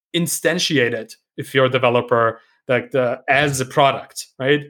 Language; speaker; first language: English; non-native, fluent; German